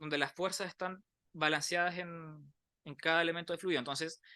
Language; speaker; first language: Spanish; native; Spanish